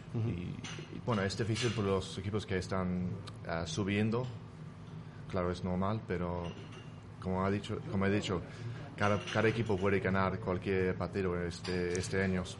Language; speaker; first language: Spanish; non-native, fluent; English